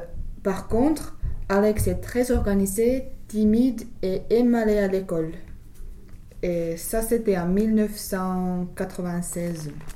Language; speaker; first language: French; non-native, learner; English